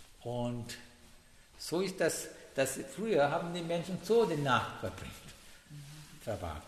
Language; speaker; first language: German; non-native, learner; Sinhala